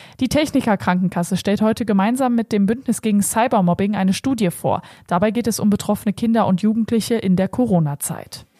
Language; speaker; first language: German; native; German